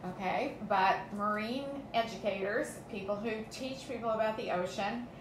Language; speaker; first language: English; native; English